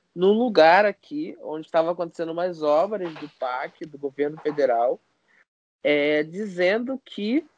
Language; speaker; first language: Portuguese; native; Portuguese